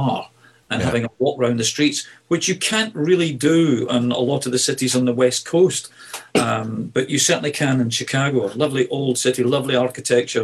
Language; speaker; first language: English; native; English